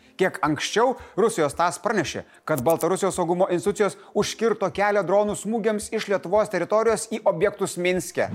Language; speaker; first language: Lithuanian; native; Lithuanian